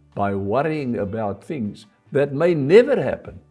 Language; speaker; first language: English; non-native, local second language; Afrikaans